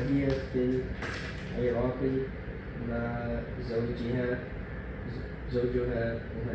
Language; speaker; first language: Arabic; non-native, learner; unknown